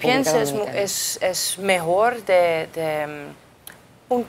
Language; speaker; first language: Spanish; non-native, learner; Dutch